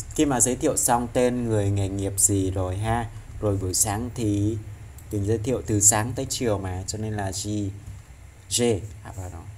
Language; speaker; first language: Vietnamese; non-native, local second language; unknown